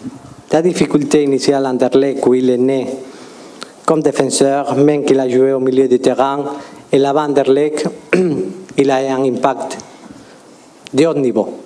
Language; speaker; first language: French; non-native, fluent; Spanish